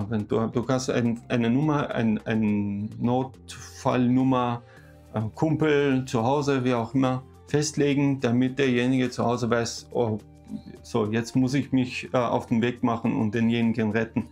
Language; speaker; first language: German; non-native, fluent; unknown